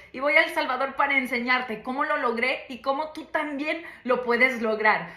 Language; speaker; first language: Spanish; non-native, fluent; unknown